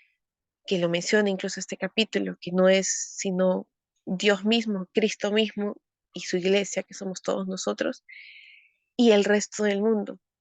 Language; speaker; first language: Spanish; native; Spanish